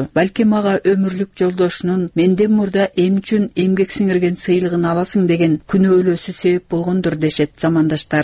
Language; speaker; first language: Kyrgyz; native; Kyrgyz